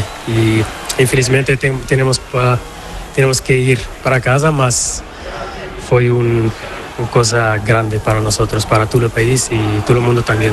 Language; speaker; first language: Spanish; non-native, fluent; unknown